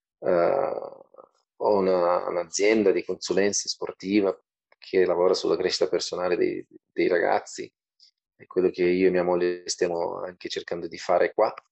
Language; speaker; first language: Italian; non-native, fluent; Portuguese